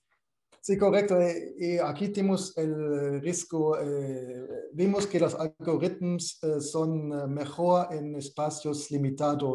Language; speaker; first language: Spanish; non-native, fluent; German